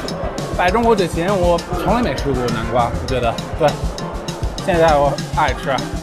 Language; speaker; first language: Chinese; non-native, fluent; English